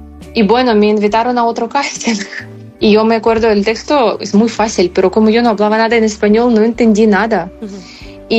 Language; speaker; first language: Spanish; non-native, fluent; Ukrainian